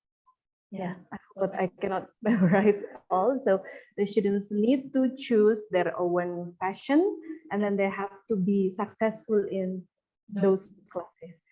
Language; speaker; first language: English; non-native, fluent; Indonesian